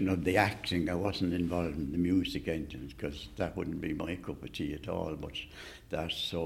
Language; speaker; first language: English; native; English